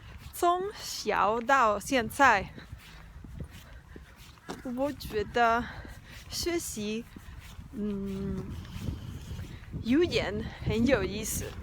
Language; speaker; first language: Chinese; non-native, learner; Spanish